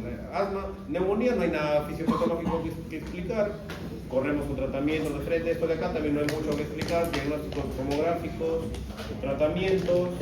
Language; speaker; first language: Spanish; native; Spanish